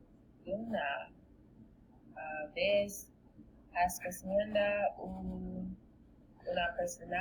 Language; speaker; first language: Spanish; non-native, learner; English